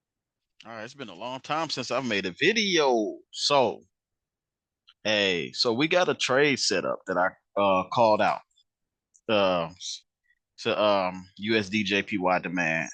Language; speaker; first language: English; native; English